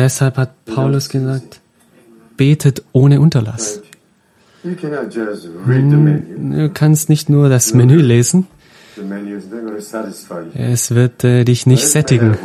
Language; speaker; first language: German; non-native, fluent; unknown